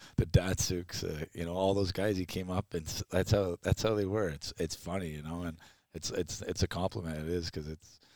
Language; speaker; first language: English; native; English